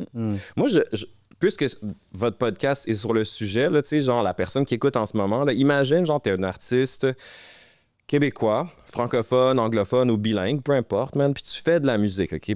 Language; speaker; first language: French; native; French